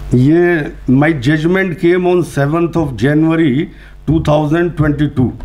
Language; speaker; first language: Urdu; native; Urdu